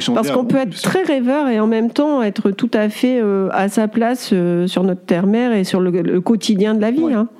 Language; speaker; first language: French; native; French